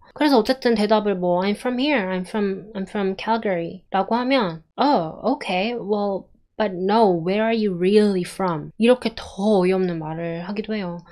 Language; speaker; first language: Korean; native; Korean